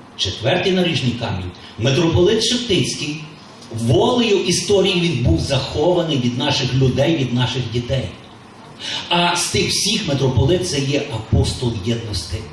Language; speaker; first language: Ukrainian; native; Ukrainian